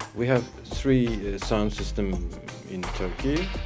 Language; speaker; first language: English; non-native, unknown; Turkish